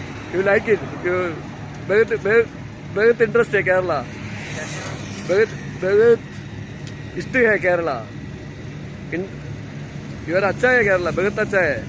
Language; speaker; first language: Hindi; non-native, learner; Malayalam